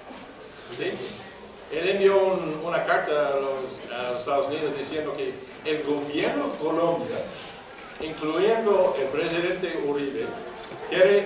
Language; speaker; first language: Spanish; non-native, fluent; English